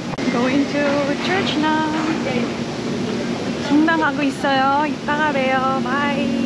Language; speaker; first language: Korean; non-native, learner; Cebuano